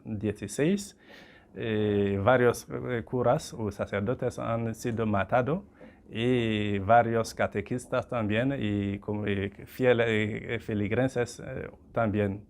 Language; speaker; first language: Spanish; non-native, fluent; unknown